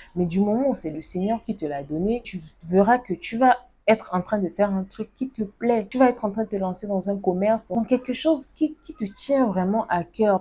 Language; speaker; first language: French; non-native, local second language; Lingala